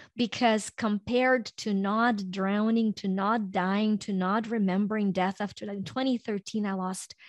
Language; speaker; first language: English; non-native, fluent; Ukrainian